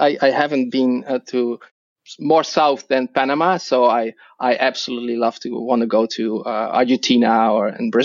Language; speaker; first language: English; non-native, fluent; Dutch